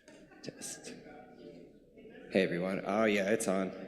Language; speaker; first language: English; native; English